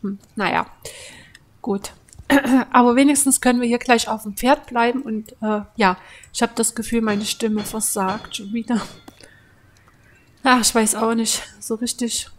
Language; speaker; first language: German; native; German